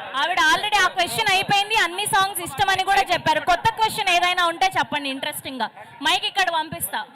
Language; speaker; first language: Telugu; native; Telugu